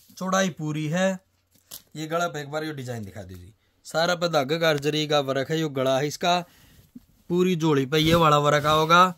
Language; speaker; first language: Hindi; native; Hindi